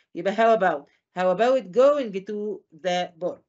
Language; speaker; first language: English; non-native, fluent; Arabic